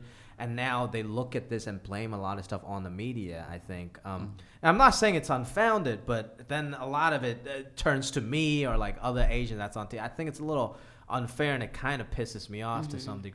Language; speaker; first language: English; early bilingual, other home language; Cantonese